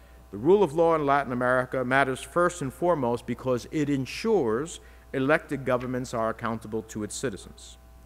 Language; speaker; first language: English; early bilingual, other home language; Spanish